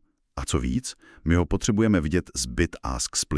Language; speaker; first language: Czech; native; Czech